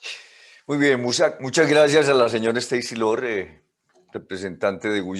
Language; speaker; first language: Spanish; native; Spanish